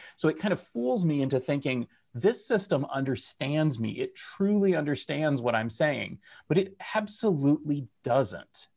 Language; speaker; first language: English; native; English